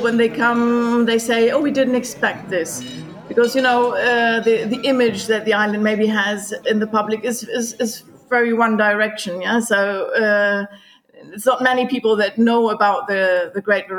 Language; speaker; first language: English; non-native, fluent; German